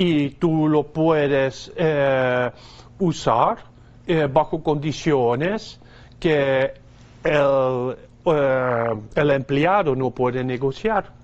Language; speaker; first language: Spanish; non-native, fluent; Dutch